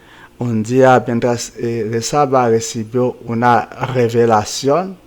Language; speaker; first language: Spanish; non-native, fluent; Haitian Creole